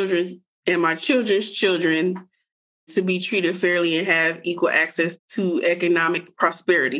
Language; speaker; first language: English; native; English